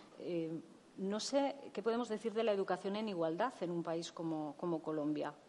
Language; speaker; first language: Spanish; native; Spanish